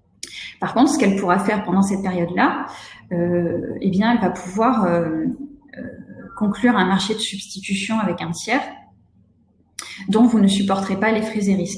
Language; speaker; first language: French; native; French